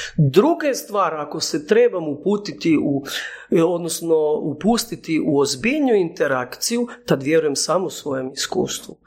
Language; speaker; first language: Croatian; native; Croatian